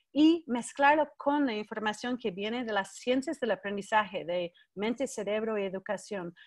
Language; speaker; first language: Spanish; non-native, fluent; English